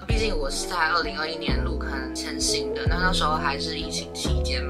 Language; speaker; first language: Chinese; native; Chinese